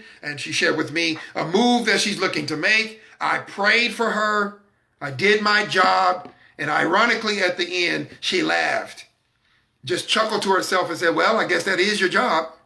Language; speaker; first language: English; native; English